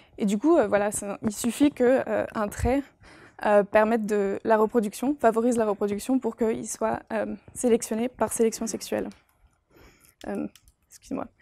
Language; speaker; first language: French; native; French